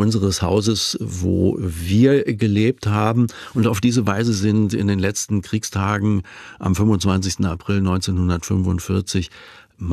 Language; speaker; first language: German; native; German